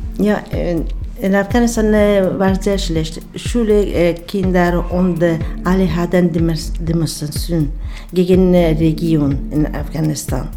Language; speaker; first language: German; non-native, learner; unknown